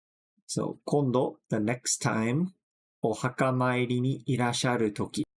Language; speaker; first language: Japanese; non-native, fluent; English